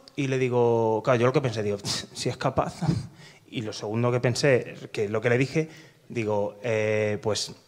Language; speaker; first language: Spanish; native; Spanish